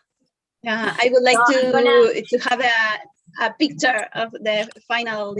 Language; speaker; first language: English; non-native, learner; Spanish